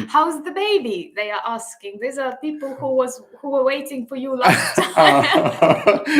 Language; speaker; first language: English; non-native, fluent; Ukrainian